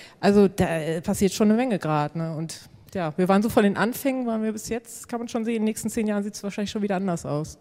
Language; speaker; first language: German; native; German